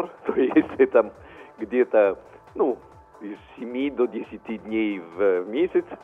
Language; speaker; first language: Russian; non-native, fluent; Italian